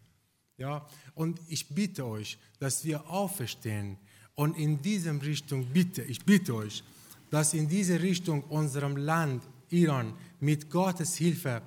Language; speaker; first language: German; non-native, fluent; Persian